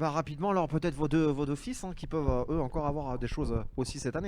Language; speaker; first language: French; native; French